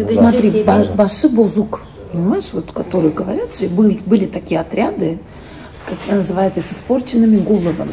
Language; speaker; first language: Russian; native; Russian